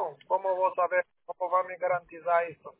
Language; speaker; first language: Spanish; non-native, learner; Portuguese